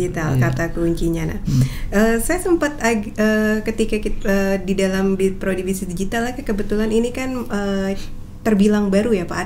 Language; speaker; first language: Indonesian; native; Indonesian